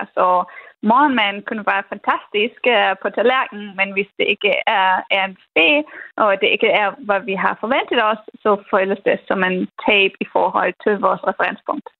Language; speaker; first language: Danish; non-native, fluent; German